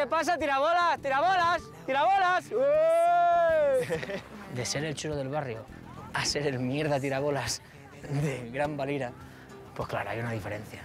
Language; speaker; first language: Spanish; native; Spanish